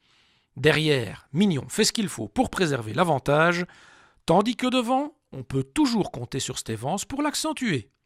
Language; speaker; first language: French; native; French